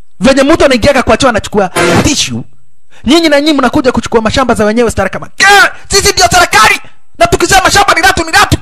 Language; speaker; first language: Swahili; native; Swahili